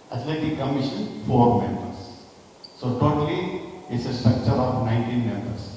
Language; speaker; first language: English; non-native, local second language; Kannada